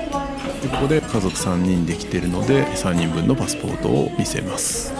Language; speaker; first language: Japanese; native; Japanese